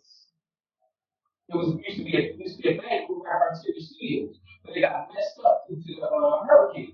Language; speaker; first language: English; native; English